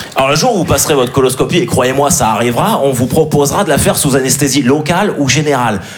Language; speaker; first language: French; native; French